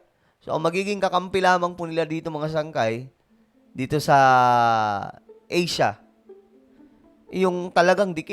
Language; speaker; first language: Filipino; native; Filipino